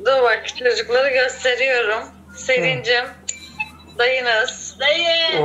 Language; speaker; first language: Turkish; native; Turkish